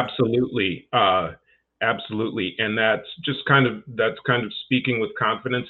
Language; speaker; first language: English; native; English